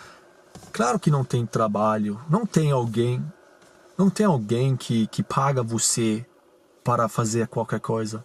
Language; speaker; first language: Portuguese; non-native, fluent; German